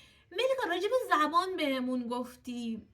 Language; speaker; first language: Persian; native; Persian